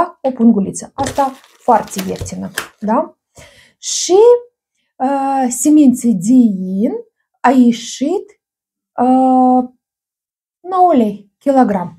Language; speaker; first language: Romanian; non-native, learner; Russian